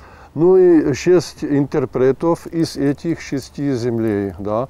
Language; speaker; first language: Russian; non-native, fluent; Czech